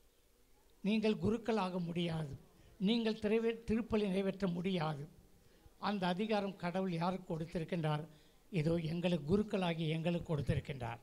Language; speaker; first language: Tamil; native; Tamil